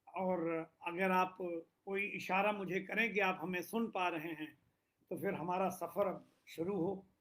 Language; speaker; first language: Hindi; native; Hindi